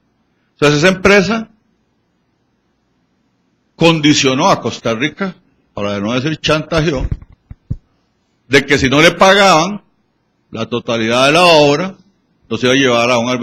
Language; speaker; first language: Spanish; native; Spanish